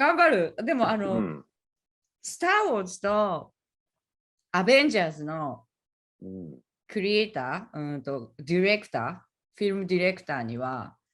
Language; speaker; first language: Japanese; native; Japanese